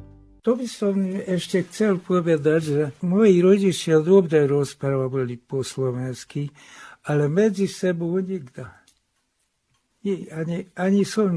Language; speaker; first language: Slovak; non-native, local second language; Hungarian